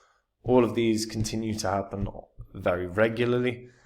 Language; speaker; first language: English; native; English